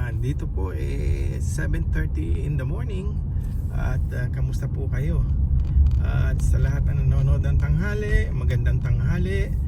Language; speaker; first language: Filipino; native; Filipino